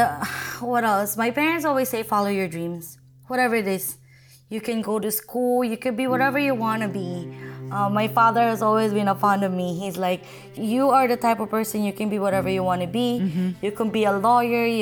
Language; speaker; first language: English; non-native, local second language; Filipino